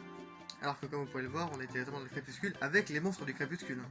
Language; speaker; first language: French; native; French